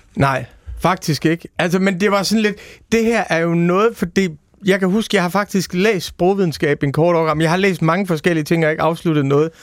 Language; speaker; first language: Danish; native; Danish